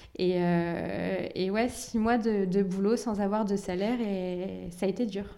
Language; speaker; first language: French; early bilingual, other home language; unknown